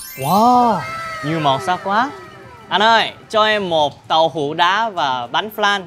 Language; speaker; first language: Vietnamese; early bilingual, other home language; Korean